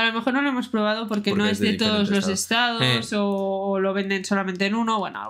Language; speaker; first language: Spanish; native; Spanish